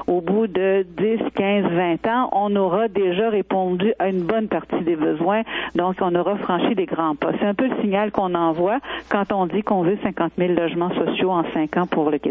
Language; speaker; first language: French; native; French